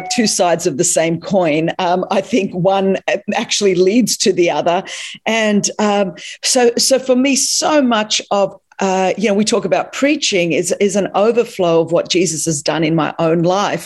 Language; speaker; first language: English; non-native, local second language; Greek